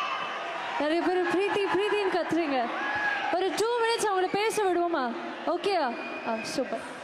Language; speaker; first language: Tamil; native; Tamil